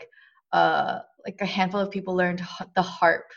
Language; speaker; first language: English; native; English